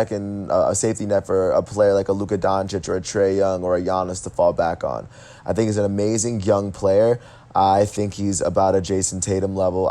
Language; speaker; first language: English; native; English